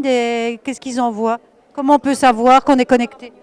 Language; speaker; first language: French; native; French